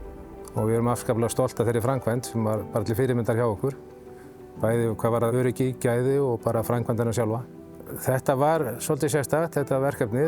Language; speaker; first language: Icelandic; native; Icelandic